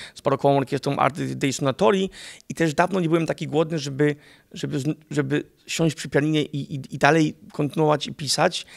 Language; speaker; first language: Polish; early bilingual, heritage; Danish